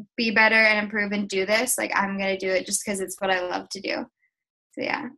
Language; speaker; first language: English; native; English